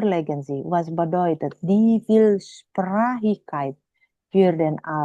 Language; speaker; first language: German; non-native, fluent; Indonesian